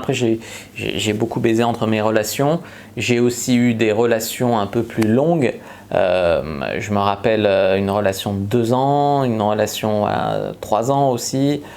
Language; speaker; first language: French; native; French